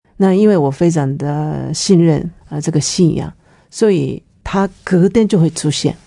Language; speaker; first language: Chinese; non-native, fluent; Japanese